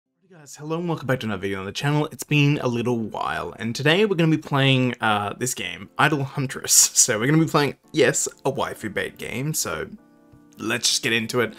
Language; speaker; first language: English; native; English